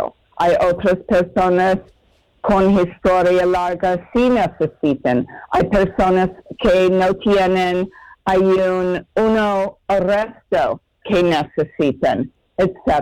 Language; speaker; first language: Spanish; non-native, fluent; English